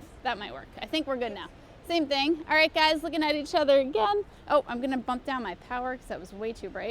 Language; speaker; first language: English; native; English